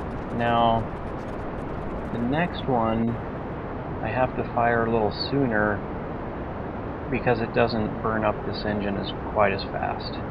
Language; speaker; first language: English; native; English